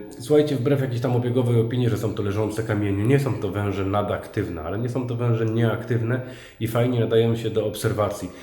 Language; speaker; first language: Polish; native; Polish